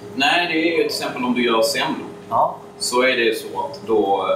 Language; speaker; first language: Swedish; native; Swedish